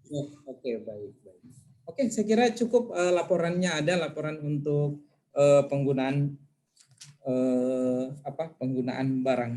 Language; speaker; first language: Indonesian; native; Indonesian